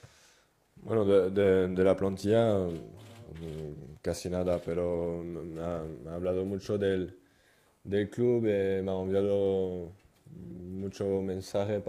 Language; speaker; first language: Spanish; non-native, fluent; French